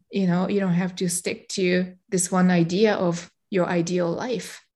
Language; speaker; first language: English; non-native, fluent; Japanese